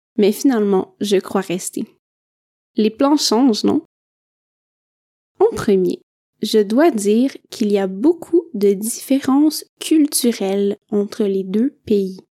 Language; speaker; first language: French; native; French